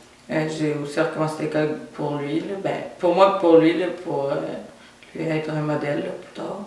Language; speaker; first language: French; native; French